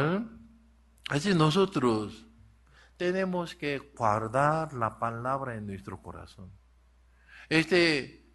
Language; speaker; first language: Spanish; non-native, learner; Korean